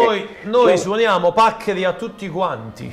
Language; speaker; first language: Italian; native; Italian